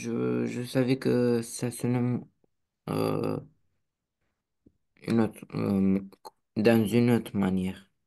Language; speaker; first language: French; non-native, learner; Romanian